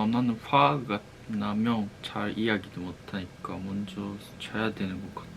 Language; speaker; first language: Korean; non-native, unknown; Japanese